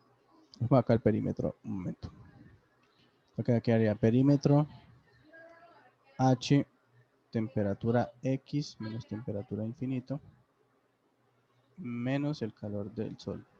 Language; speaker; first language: Spanish; native; Spanish